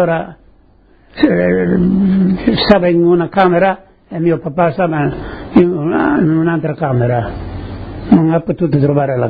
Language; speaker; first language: Italian; early bilingual, heritage; Italian